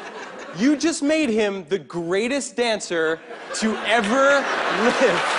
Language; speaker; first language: English; native; English